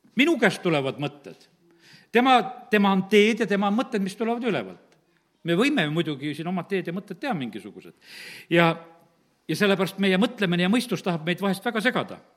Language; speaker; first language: Estonian; native; Estonian